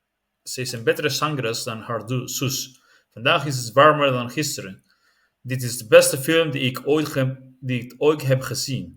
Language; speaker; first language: Dutch; non-native, learner; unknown